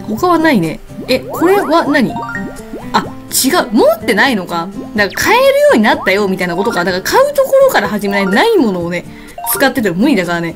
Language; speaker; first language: Japanese; native; Japanese